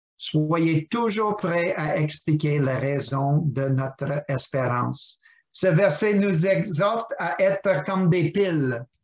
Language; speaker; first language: French; non-native, local second language; English